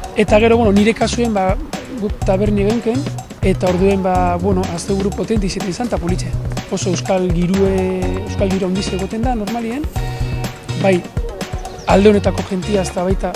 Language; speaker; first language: Basque; native; Basque